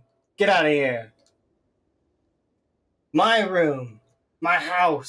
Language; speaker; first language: English; native; English